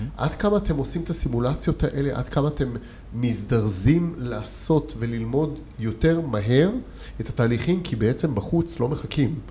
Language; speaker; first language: Hebrew; native; Hebrew